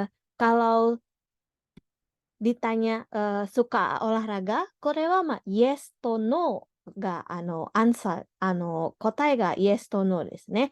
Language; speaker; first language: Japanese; non-native, fluent; Indonesian